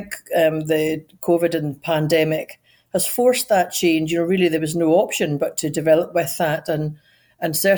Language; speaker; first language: English; native; English